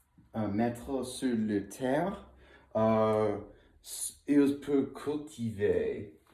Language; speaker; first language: French; non-native, learner; English